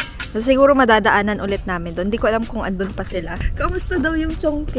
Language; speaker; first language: Filipino; native; Filipino